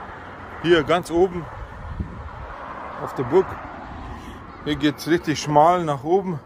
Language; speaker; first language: German; early bilingual, other home language; Bosnian